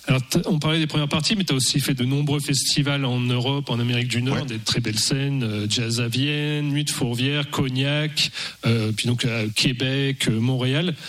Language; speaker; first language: French; native; French